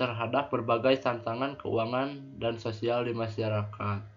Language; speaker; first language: Indonesian; native; Indonesian